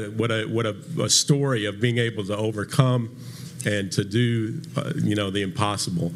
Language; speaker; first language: English; native; English